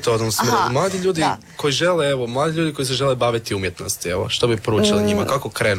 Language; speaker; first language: Serbian; native; Serbian